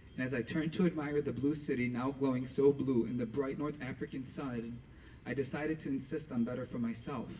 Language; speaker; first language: English; native; English